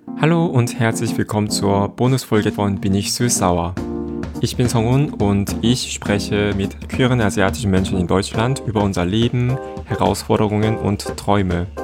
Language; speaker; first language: German; non-native, fluent; Korean